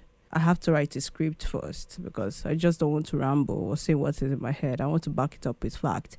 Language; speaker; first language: English; non-native, local second language; Igbo